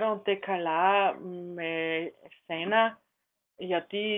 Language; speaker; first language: Greek; non-native, learner; German